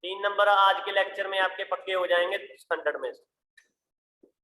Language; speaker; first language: Hindi; non-native, local second language; Punjabi